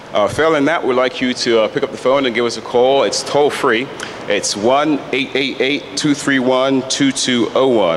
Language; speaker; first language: English; native; English